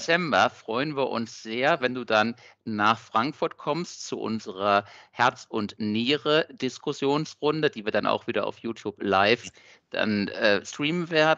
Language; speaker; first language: German; native; German